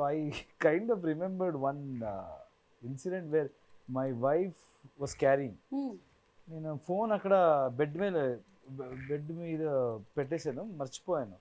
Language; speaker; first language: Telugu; non-native, fluent; Kannada